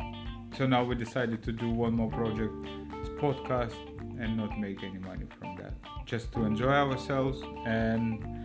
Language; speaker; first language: English; non-native, fluent; Lithuanian